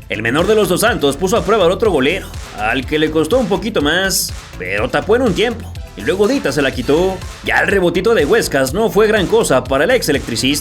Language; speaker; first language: Spanish; native; Spanish